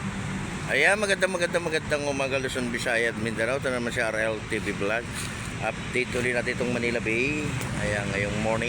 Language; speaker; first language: Filipino; native; Filipino